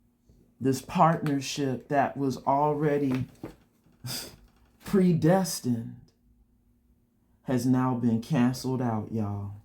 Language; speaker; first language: English; native; English